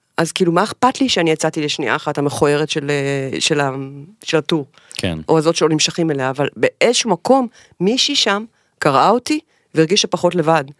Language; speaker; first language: Hebrew; native; Hebrew